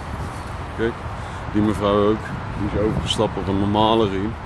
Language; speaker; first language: Dutch; early bilingual, other home language; Turkish